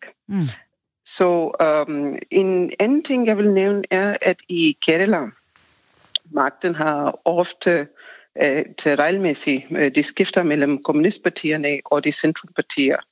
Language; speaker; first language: Danish; non-native, fluent; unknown